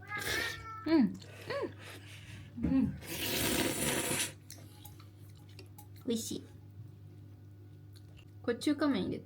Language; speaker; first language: Japanese; native; Japanese